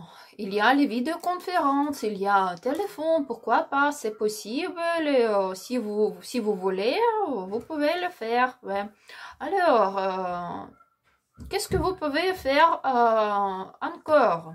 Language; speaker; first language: French; non-native, learner; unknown